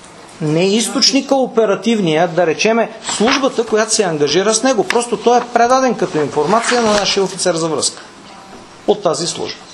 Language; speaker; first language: Bulgarian; native; Bulgarian